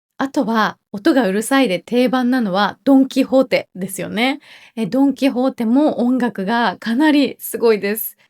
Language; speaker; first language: Japanese; native; Japanese